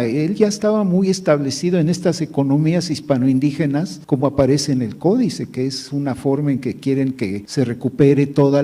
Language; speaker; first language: Spanish; native; Spanish